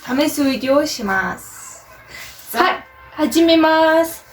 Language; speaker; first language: Japanese; non-native, learner; Mongolian